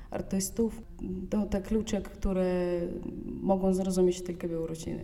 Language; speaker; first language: Polish; non-native, fluent; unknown